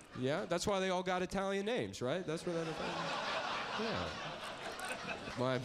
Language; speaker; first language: English; native; English